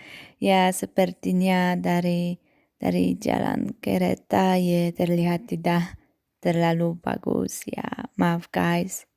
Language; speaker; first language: Indonesian; non-native, fluent; Polish